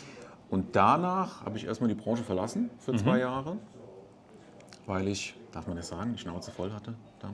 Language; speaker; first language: German; native; German